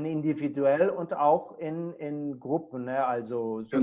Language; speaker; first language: German; non-native, fluent; Portuguese